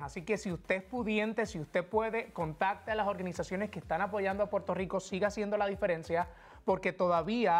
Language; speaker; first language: Spanish; native; Spanish